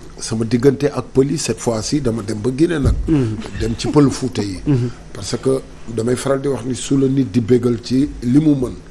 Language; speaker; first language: Wolof; native; Wolof